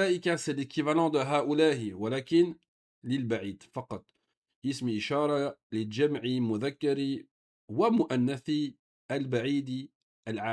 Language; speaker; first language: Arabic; non-native, fluent; French